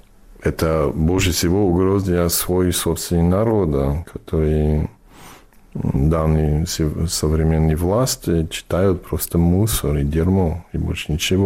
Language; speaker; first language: Russian; non-native, fluent; English